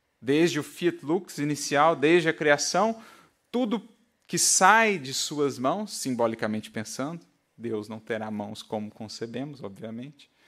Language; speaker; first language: Portuguese; native; Portuguese